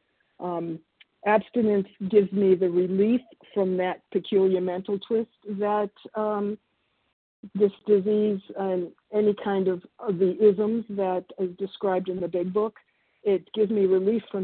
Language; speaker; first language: English; early bilingual, other home language; Italian